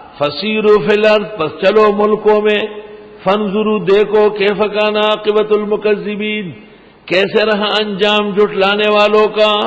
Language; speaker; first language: Urdu; non-native, local second language; Pashto